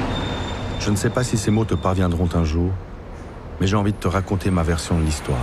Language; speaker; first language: French; early bilingual, other home language; Arabic